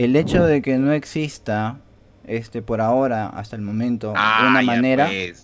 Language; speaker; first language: Spanish; native; Spanish